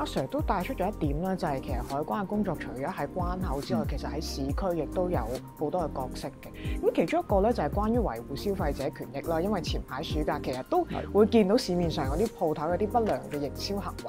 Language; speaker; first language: Cantonese; native; Cantonese